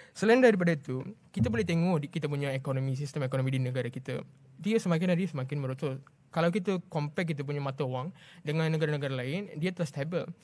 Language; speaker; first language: Malay; non-native, local second language; Tamil